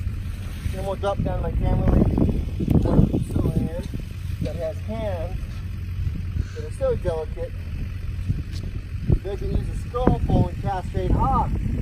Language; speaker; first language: English; native; English